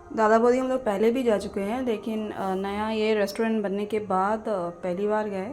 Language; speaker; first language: Hindi; non-native, local second language; Bangla